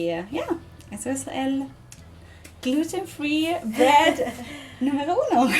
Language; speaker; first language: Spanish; non-native, learner; English